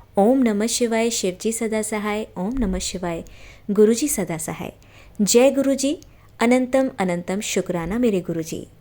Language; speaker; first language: Hindi; native; Hindi